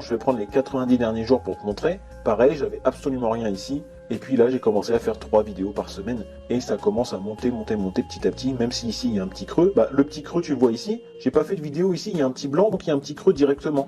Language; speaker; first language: French; native; French